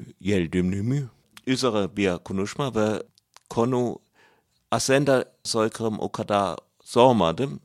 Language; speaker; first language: Turkish; non-native, learner; German